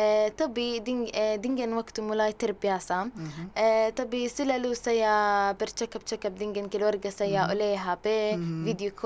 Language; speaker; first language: Indonesian; non-native, learner; Arabic